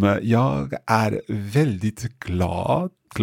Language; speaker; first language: Swedish; non-native, learner; English